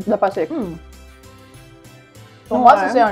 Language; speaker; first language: French; non-native, learner; Spanish